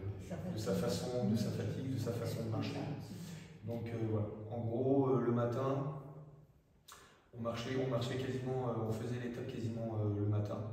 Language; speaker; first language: French; native; French